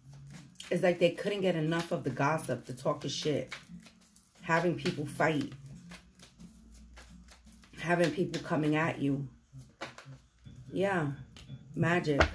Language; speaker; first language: English; native; English